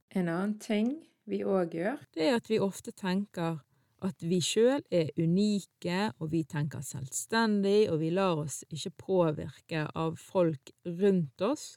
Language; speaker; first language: Norwegian; early bilingual, other home language; Arabic